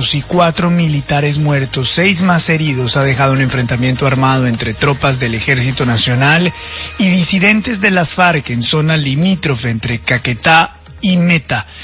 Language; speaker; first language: Spanish; native; Spanish